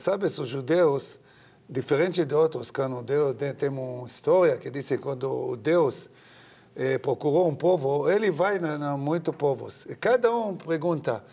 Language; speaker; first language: Portuguese; non-native, learner; Hebrew